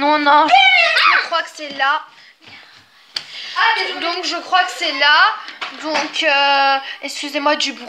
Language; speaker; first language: French; native; French